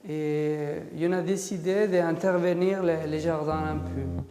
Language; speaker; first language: French; non-native, fluent; Spanish